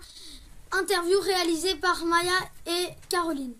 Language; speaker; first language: French; native; French